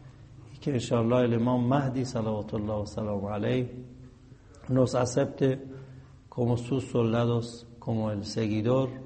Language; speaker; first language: Spanish; non-native, fluent; Persian